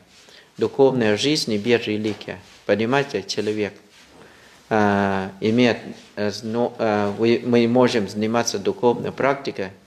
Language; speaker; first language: Russian; non-native, fluent; Thai